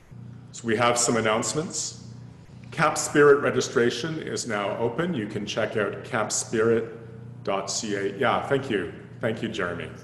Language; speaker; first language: English; native; English